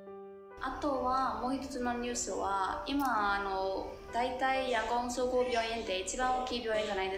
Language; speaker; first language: Japanese; non-native, fluent; Burmese